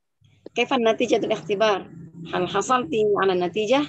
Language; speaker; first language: Arabic; non-native, fluent; Indonesian